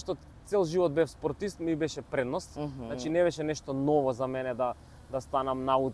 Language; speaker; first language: Macedonian; native; Macedonian